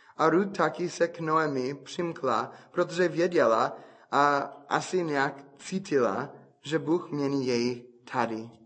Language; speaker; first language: Czech; non-native, fluent; English